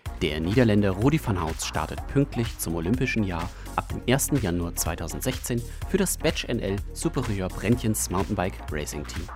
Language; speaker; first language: German; native; German